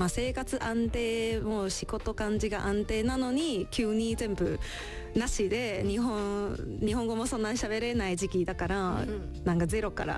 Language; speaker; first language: Japanese; non-native, learner; Chinese